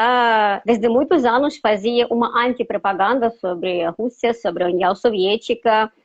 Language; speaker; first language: Portuguese; non-native, fluent; Russian